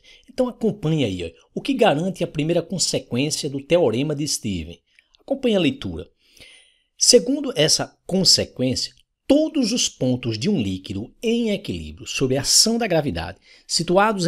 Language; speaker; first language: Portuguese; native; Portuguese